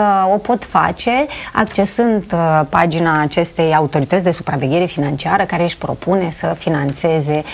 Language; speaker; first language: Romanian; native; Romanian